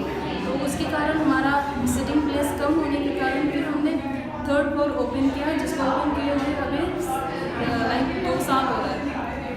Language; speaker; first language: Hindi; native; Hindi